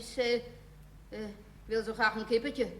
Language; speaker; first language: Dutch; native; Dutch